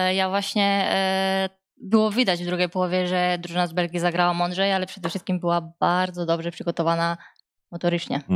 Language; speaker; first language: Polish; non-native, fluent; Serbian